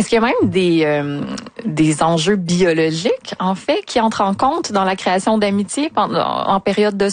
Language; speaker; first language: French; native; French